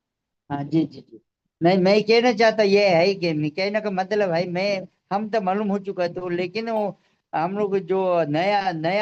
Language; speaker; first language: Hindi; non-native, learner; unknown